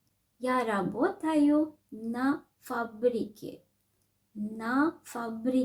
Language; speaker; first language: Russian; non-native, fluent; Sinhala